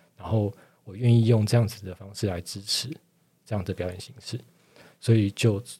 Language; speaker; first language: Chinese; native; Chinese